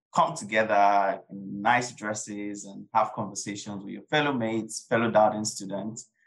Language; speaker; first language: English; non-native, local second language; Yoruba